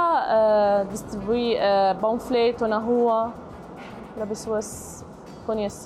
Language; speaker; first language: Portuguese; non-native, learner; Arabic